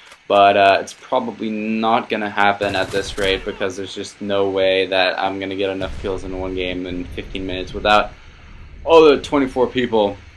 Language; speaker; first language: English; early bilingual, other home language; German